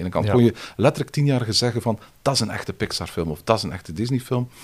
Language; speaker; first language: Dutch; native; Dutch